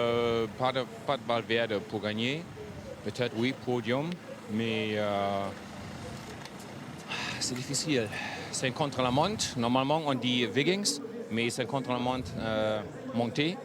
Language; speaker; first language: French; non-native, fluent; German